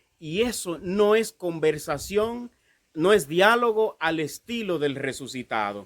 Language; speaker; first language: Spanish; native; Spanish